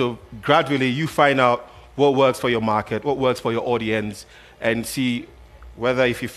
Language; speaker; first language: English; non-native, local second language; Akan